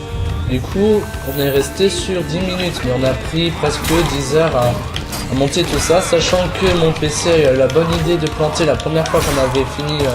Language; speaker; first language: French; native; French